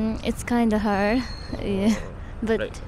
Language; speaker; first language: English; non-native, fluent; Nepali